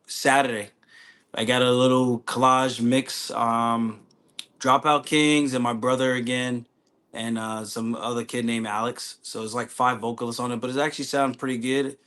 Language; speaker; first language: English; native; English